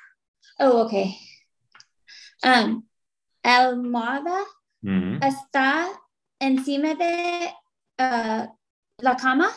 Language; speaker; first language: Spanish; non-native, learner; English